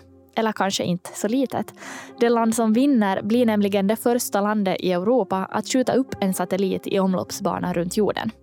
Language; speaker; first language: Swedish; native; Swedish